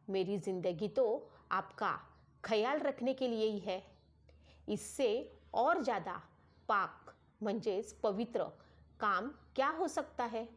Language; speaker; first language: Hindi; non-native, local second language; Marathi